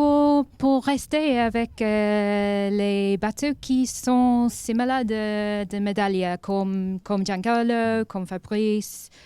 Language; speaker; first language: French; non-native, learner; English